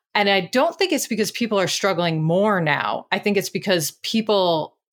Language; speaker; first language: English; native; English